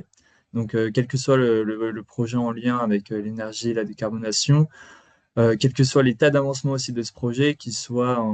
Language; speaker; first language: French; native; French